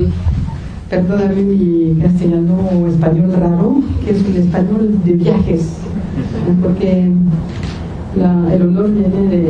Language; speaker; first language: Spanish; non-native, fluent; French